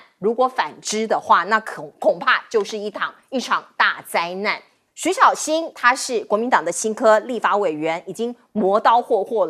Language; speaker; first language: Chinese; native; Chinese